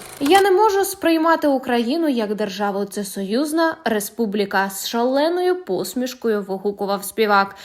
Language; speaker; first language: Ukrainian; native; Ukrainian